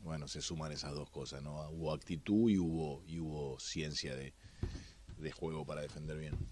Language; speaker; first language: Spanish; native; Spanish